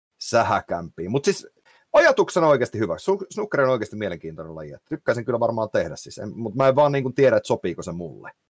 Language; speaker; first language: Finnish; native; Finnish